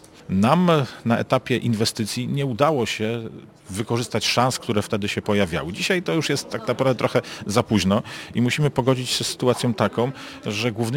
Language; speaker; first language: Polish; native; Polish